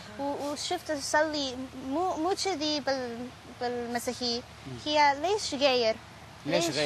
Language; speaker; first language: Arabic; non-native, learner; Spanish